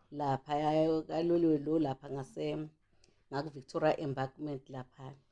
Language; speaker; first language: Zulu; native; Zulu